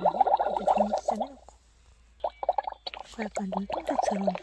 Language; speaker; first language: Korean; native; Korean